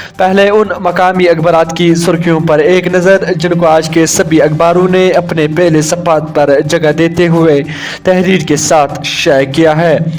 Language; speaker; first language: Urdu; non-native, local second language; Kashmiri